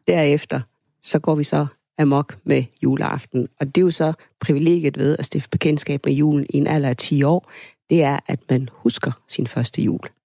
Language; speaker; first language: Danish; early bilingual, other home language; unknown